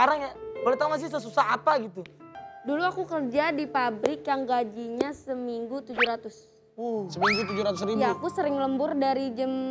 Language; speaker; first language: Indonesian; native; Indonesian